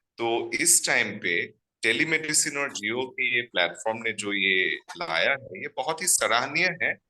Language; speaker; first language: Hindi; non-native, local second language; Assamese